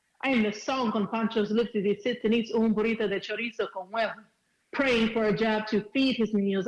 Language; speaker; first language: English; early bilingual, other home language; Spanish